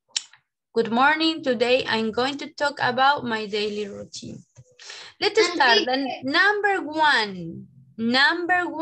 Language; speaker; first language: English; non-native, fluent; Spanish